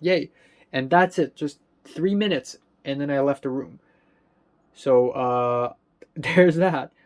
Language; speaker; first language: English; non-native, local second language; Cantonese